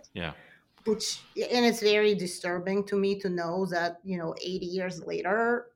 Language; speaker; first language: English; early bilingual, other home language; Russian